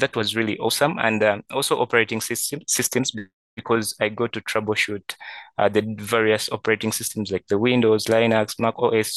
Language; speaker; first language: English; non-native, local second language; Ganda